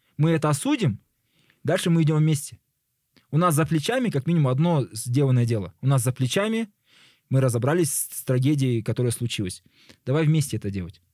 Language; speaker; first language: Russian; native; Russian